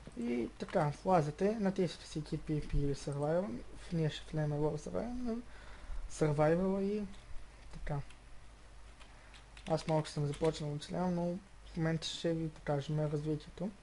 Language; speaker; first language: Bulgarian; native; Bulgarian